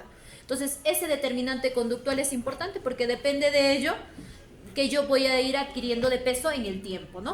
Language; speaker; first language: Spanish; native; Spanish